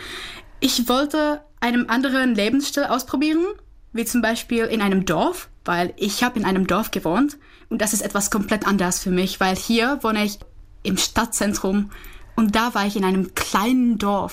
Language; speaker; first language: German; non-native, fluent; Czech